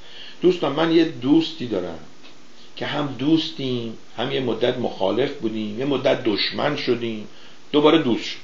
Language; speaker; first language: Persian; native; Persian